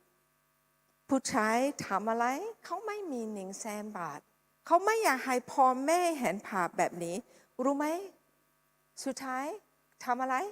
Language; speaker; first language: Thai; non-native, fluent; English